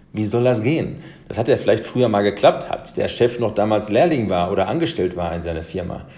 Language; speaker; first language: German; early bilingual, other home language; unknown